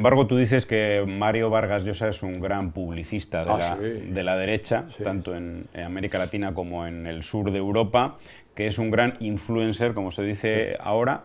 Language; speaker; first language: Spanish; native; Spanish